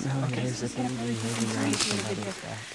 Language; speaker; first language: English; non-native, local second language; Kinyarwanda